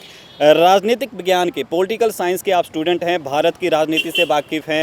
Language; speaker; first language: Hindi; native; Hindi